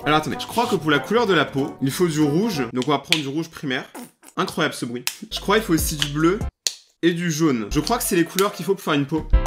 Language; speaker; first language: French; native; French